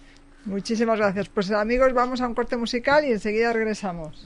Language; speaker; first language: Spanish; native; Spanish